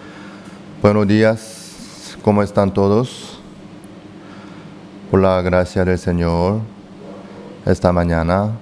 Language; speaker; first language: Spanish; non-native, fluent; Korean